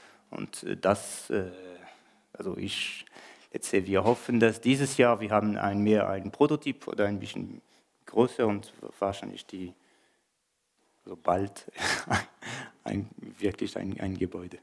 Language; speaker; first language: German; non-native, learner; French